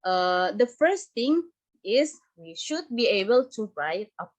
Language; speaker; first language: English; non-native, fluent; Indonesian